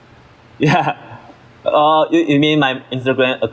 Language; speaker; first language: English; non-native, learner; Chinese